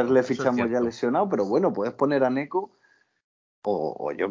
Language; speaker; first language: Spanish; native; Spanish